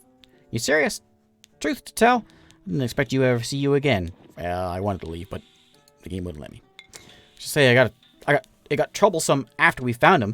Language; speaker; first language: English; native; English